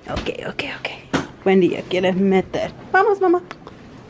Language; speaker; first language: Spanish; early bilingual, heritage; Spanish